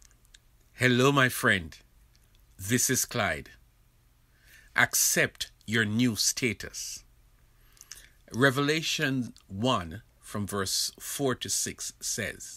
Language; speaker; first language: English; native; English